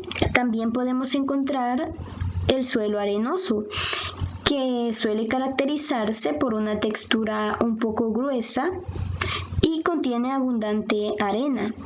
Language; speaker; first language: Spanish; native; Spanish